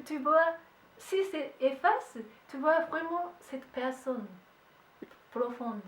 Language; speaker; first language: French; non-native, learner; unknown